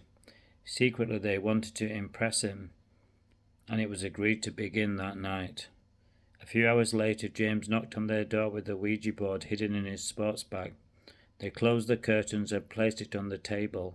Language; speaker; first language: English; native; English